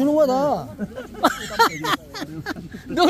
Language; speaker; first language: Korean; native; Korean